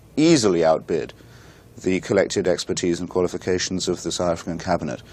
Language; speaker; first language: English; native; English